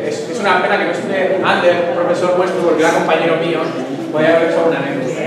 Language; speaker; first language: Spanish; native; Spanish